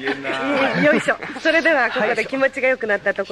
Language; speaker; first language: Japanese; native; Japanese